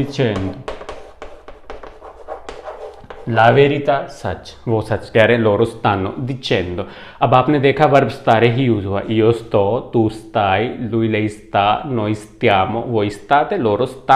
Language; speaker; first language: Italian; non-native, fluent; Urdu